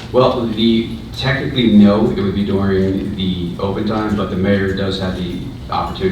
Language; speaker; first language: English; native; English